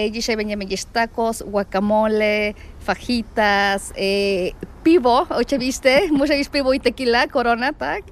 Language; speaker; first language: Polish; non-native, learner; Spanish